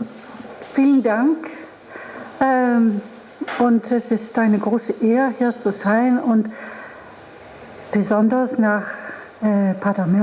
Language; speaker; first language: German; non-native, fluent; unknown